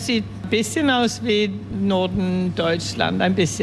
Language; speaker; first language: German; early bilingual, heritage; German